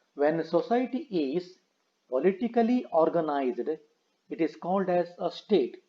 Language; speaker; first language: English; non-native, local second language; Kannada